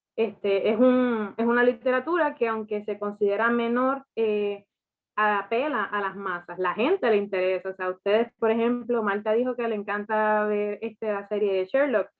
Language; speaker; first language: Spanish; early bilingual, heritage; Spanish